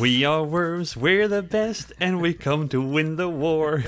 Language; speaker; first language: English; non-native, fluent; Norwegian